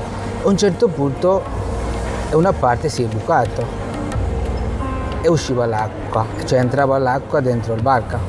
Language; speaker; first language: Italian; non-native, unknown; Bangla